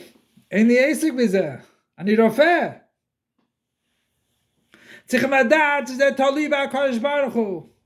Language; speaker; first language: Hebrew; non-native, fluent; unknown